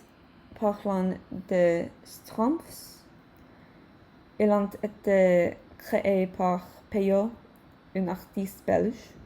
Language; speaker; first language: French; non-native, learner; English